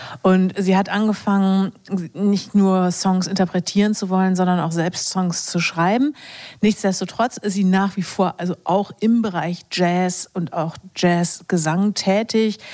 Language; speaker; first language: German; native; German